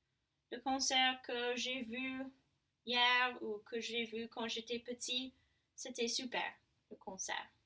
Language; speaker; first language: French; non-native, learner; English